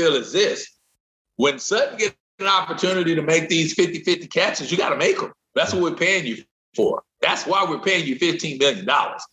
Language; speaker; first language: English; native; English